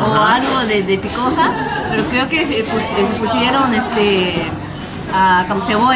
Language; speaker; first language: Spanish; non-native, fluent; Japanese